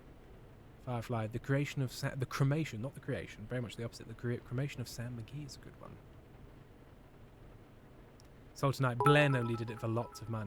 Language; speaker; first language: English; native; English